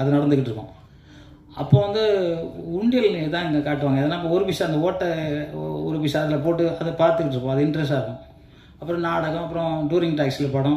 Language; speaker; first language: Tamil; native; Tamil